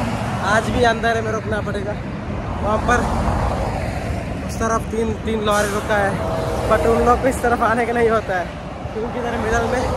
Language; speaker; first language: Hindi; non-native, local second language; Kannada